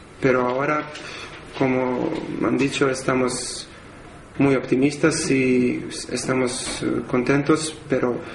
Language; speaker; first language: Spanish; non-native, learner; Serbian